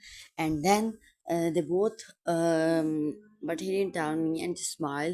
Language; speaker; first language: English; non-native, local second language; Urdu